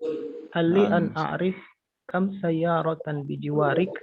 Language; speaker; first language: Arabic; non-native, learner; Indonesian